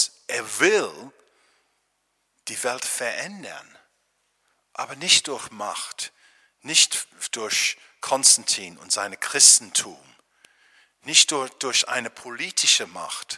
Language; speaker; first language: German; non-native, fluent; English